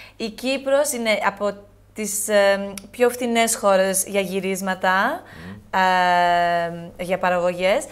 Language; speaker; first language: Greek; early bilingual, heritage; Greek